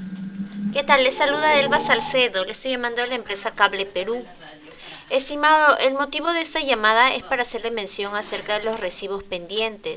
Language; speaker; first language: Spanish; native; Spanish